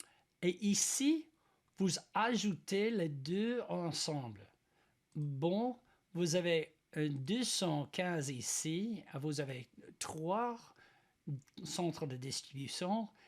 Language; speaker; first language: French; non-native, learner; English